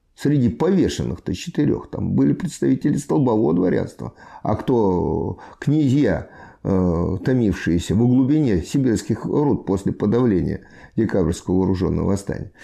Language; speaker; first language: Russian; native; Russian